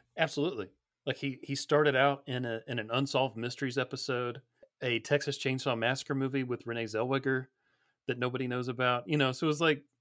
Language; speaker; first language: English; native; English